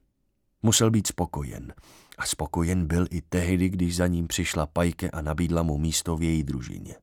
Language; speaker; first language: Czech; native; Czech